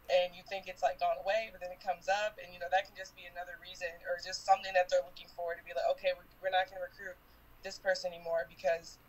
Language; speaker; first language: English; native; English